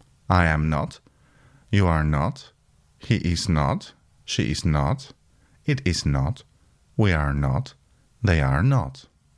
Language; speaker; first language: English; non-native, fluent; Polish